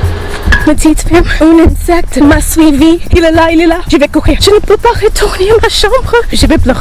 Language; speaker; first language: French; non-native, learner; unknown